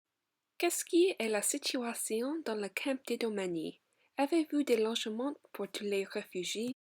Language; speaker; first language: French; non-native, learner; English